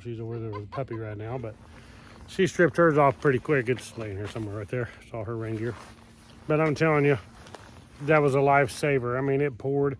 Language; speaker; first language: English; native; English